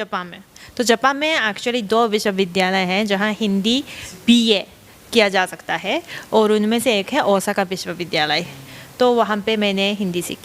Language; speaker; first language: Hindi; non-native, fluent; Japanese